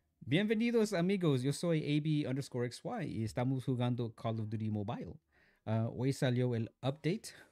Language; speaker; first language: Spanish; non-native, learner; English